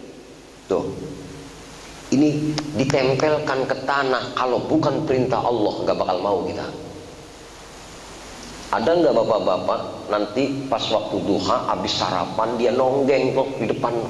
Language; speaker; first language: Indonesian; native; Indonesian